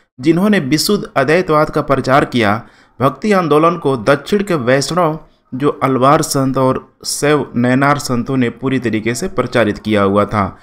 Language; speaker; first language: Hindi; native; Hindi